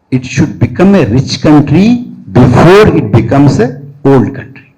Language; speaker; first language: English; non-native, local second language; Telugu